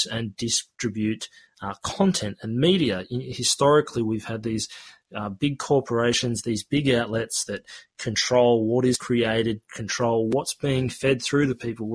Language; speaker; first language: English; native; English